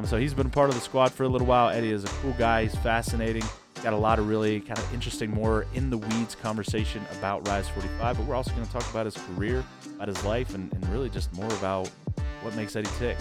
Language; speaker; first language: English; native; English